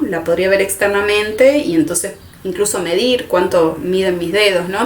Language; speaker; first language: Spanish; native; Spanish